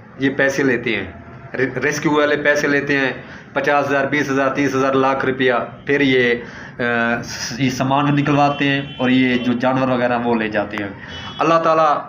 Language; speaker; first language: Urdu; non-native, local second language; Saraiki